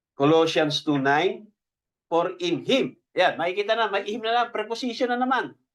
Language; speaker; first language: Filipino; native; Filipino